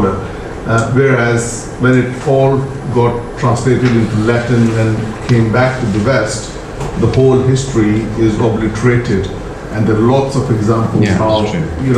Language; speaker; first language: English; non-native, local second language; Punjabi